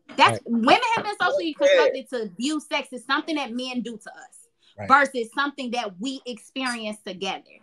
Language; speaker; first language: English; native; English